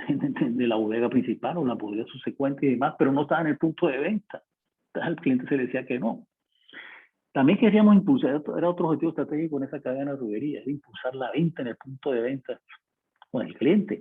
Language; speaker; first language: Spanish; native; Spanish